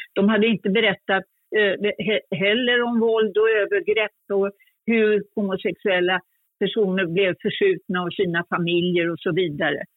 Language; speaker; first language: Swedish; native; Swedish